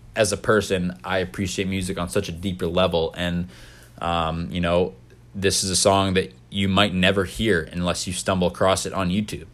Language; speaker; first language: English; native; English